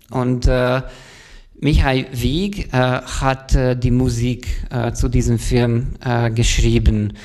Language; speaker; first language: German; non-native, fluent; Hungarian